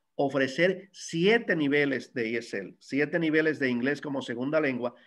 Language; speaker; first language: Spanish; native; Spanish